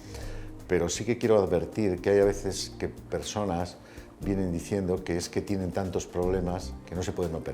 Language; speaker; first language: Spanish; native; Spanish